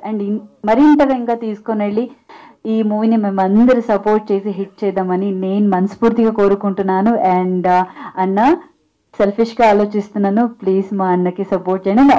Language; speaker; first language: Telugu; non-native, local second language; Hindi